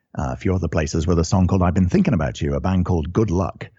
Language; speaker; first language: English; native; English